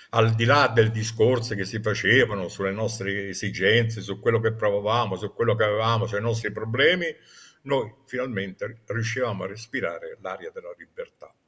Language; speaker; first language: Italian; native; Italian